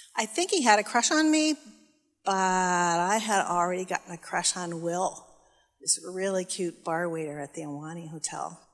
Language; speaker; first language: English; native; English